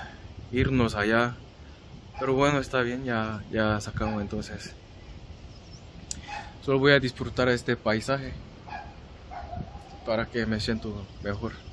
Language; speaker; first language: Spanish; non-native, learner; Korean